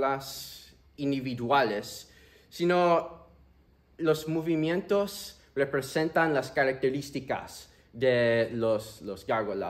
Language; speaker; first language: Spanish; early bilingual, heritage; Spanish